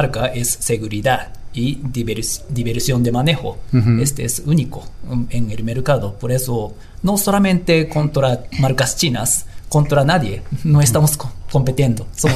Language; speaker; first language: Spanish; non-native, learner; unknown